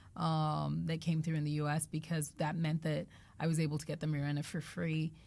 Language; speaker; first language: English; non-native, local second language; Igbo